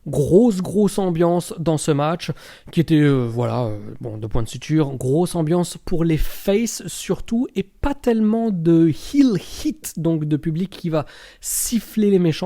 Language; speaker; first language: French; native; French